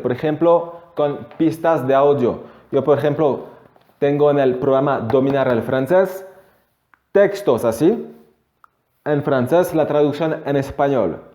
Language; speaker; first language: Spanish; non-native, fluent; French